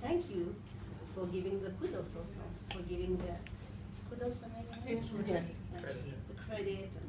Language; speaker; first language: English; non-native, fluent; French